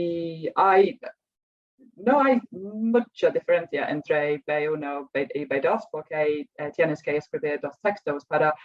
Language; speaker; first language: Spanish; non-native, fluent; English